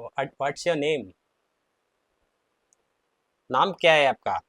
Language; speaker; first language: Hindi; non-native, local second language; Kannada